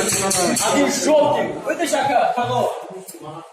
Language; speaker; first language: Russian; non-native, local second language; Tajik